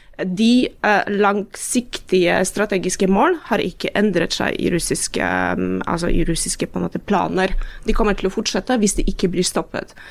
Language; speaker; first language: Norwegian; non-native, fluent; Polish